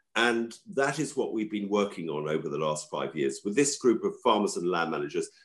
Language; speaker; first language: English; native; English